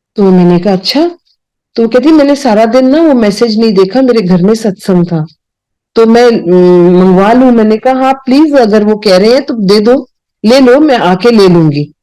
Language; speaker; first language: Hindi; non-native, local second language; Punjabi